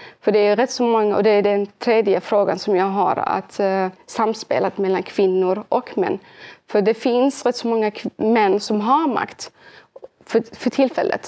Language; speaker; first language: Swedish; early bilingual, other home language; Arabic